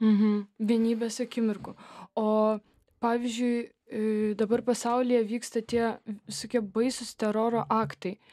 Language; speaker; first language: Lithuanian; non-native, local second language; Russian